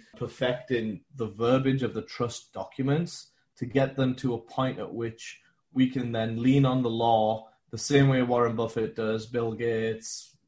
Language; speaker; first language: English; native; English